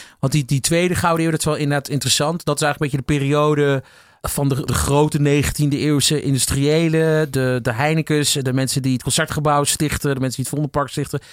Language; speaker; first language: Dutch; native; Dutch